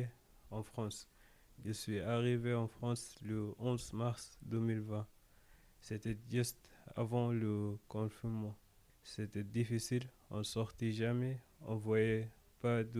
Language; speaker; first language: French; non-native, learner; Arabic